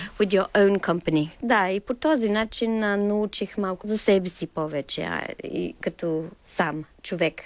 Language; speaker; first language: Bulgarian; non-native, fluent; English